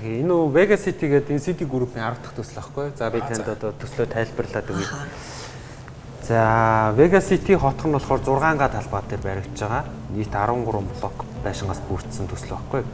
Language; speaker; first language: Mongolian; native; Mongolian